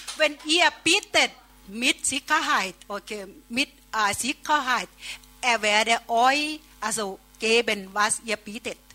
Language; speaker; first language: German; non-native, learner; Thai